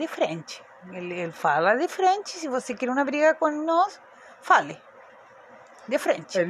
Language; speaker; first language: Portuguese; non-native, fluent; Spanish